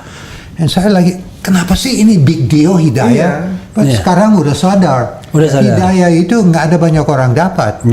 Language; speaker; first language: Indonesian; non-native, fluent; English